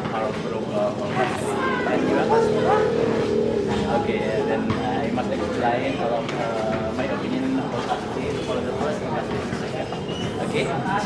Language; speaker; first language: English; non-native, learner; Indonesian